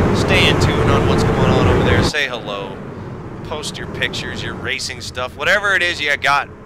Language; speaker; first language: English; native; English